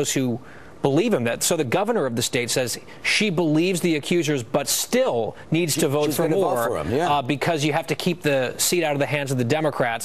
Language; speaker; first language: English; native; English